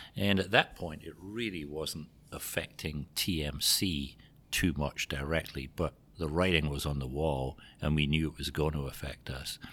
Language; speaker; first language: English; native; English